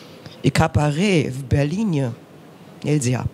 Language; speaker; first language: Russian; non-native, fluent; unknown